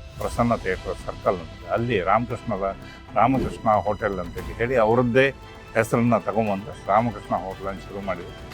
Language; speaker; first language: Kannada; native; Kannada